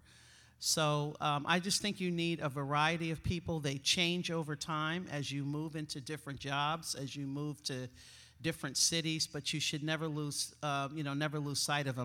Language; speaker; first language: English; native; English